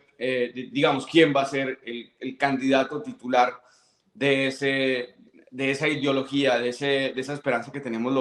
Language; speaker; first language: Spanish; native; Spanish